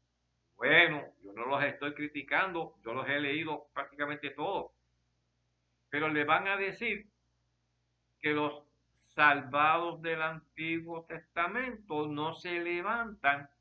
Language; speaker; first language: Spanish; native; Spanish